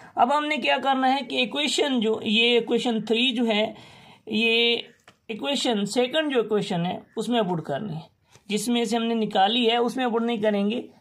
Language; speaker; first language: Urdu; non-native, local second language; Sindhi